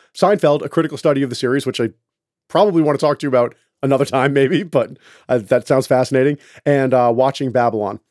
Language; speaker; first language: English; native; English